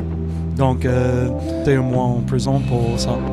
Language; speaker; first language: French; non-native, learner; English